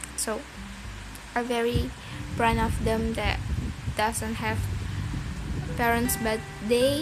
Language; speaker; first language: English; non-native, learner; Indonesian